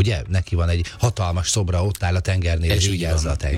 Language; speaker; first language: Hungarian; native; Hungarian